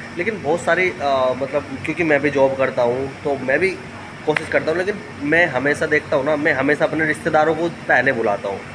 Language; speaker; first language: Hindi; native; Hindi